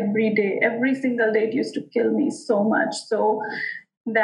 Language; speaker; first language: English; non-native, local second language; Hindi